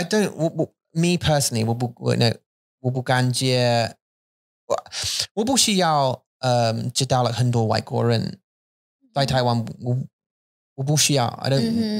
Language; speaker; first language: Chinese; non-native, learner; English